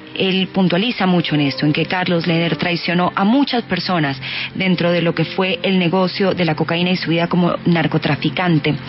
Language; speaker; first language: Spanish; native; Spanish